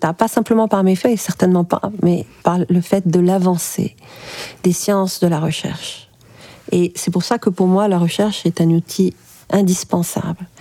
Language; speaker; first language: French; early bilingual, other home language; Arabic